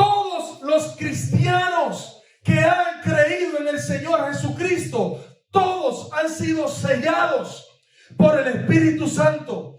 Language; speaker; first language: Spanish; native; Spanish